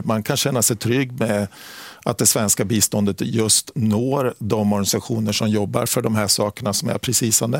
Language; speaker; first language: Swedish; native; Swedish